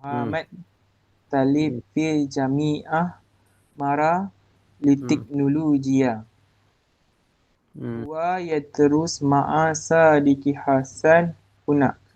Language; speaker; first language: Arabic; non-native, learner; Malay